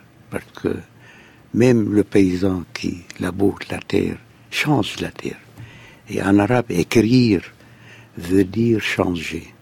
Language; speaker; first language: French; non-native, fluent; Arabic